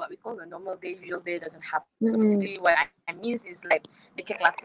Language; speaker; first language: English; non-native, local second language; Malay